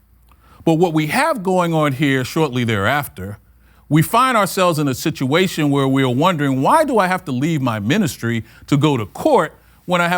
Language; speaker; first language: English; native; English